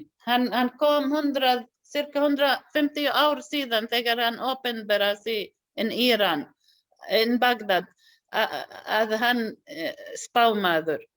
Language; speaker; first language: Icelandic; non-native, learner; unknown